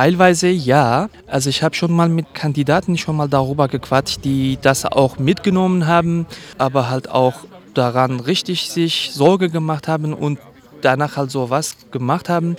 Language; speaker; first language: German; non-native, fluent; Kurdish